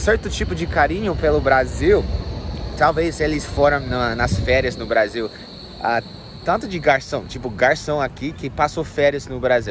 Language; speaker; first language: Portuguese; non-native, fluent; English